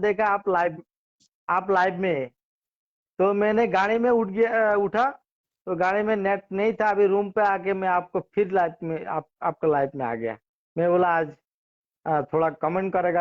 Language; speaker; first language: Hindi; non-native, learner; Bangla